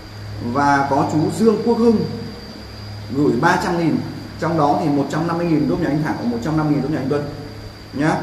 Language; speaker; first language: Vietnamese; native; Vietnamese